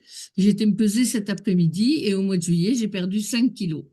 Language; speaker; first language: French; native; French